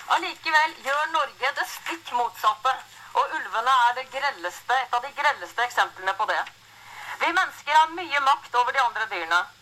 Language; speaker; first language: Norwegian; native; Norwegian